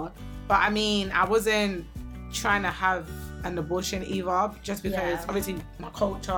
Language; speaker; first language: English; native; English